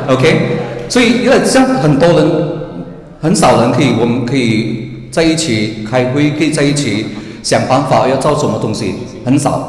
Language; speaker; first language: Chinese; non-native, learner; English